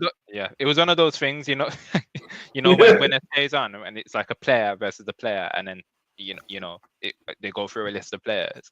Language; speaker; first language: English; native; English